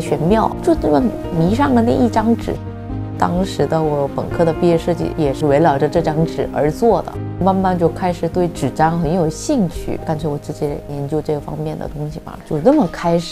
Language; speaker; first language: Chinese; non-native, fluent; Korean